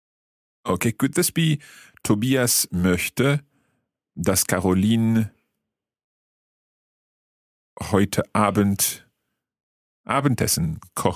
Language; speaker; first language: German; non-native, fluent; English